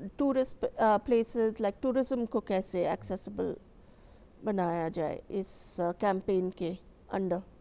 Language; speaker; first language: Hindi; native; Hindi